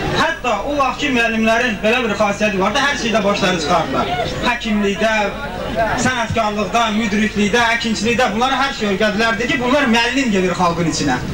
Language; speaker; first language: Azerbaijani; non-native, local second language; Talysh